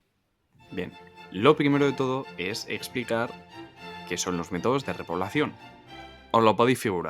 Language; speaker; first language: Spanish; native; Spanish